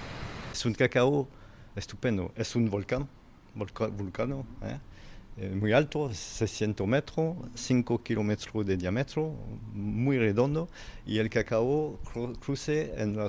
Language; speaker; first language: Spanish; non-native, fluent; French